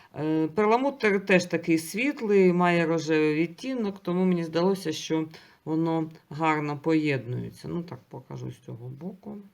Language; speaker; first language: Ukrainian; non-native, local second language; Russian